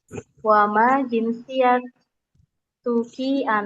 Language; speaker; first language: Arabic; non-native, learner; Indonesian